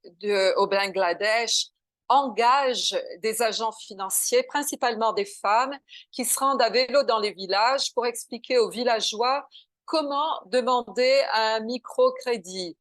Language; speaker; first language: French; non-native, learner; Portuguese